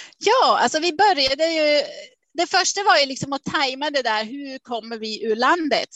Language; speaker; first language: Swedish; non-native, fluent; Swiss German